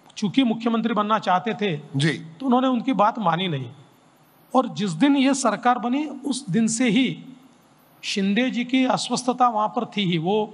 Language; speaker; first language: Hindi; non-native, local second language; Marathi